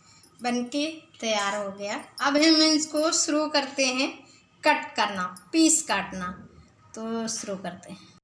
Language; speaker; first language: Hindi; native; Hindi